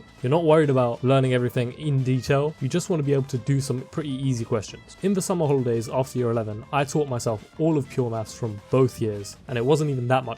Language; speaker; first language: English; native; English